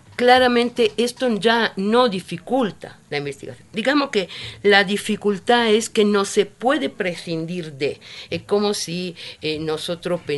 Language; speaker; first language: Spanish; non-native, fluent; Italian